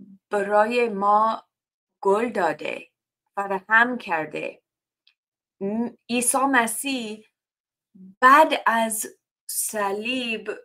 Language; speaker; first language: Persian; non-native, learner; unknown